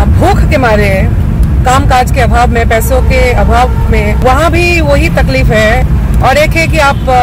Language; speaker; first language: Hindi; native; Hindi